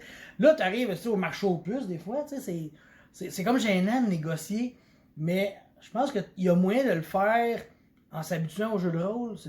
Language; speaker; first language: French; native; French